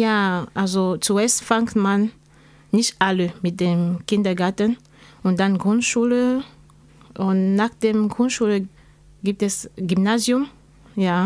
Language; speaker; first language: German; non-native, learner; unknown